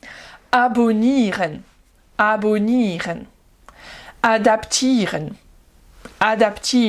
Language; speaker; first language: German; non-native, fluent; French